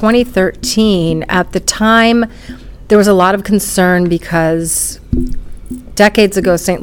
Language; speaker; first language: English; native; English